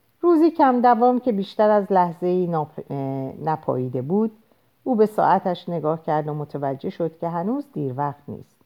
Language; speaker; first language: Persian; native; Persian